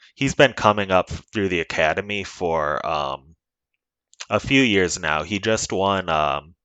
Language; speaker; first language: English; native; English